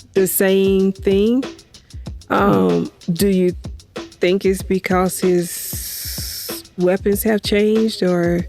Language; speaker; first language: English; native; English